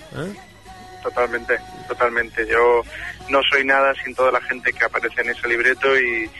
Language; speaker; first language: Spanish; native; Spanish